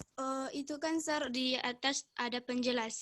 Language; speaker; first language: Indonesian; native; Indonesian